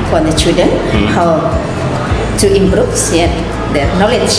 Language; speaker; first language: English; non-native, learner; Indonesian